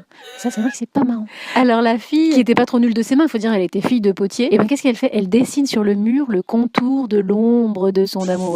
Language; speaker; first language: French; native; French